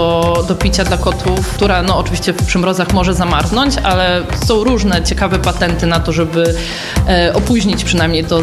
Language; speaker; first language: Polish; native; Polish